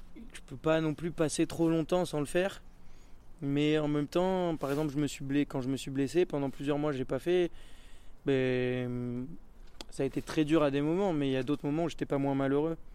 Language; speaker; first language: French; native; French